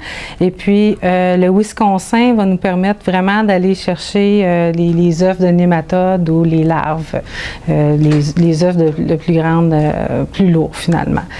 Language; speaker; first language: French; native; French